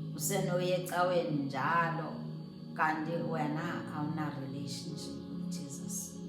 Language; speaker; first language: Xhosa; non-native, local second language; Zulu